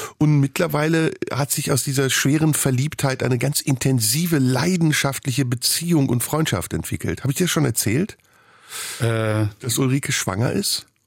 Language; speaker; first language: German; early bilingual, other home language; Turkish